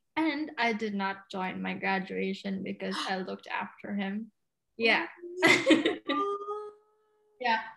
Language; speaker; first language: English; non-native, local second language; Cebuano